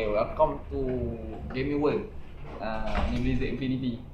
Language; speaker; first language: English; non-native, local second language; Malay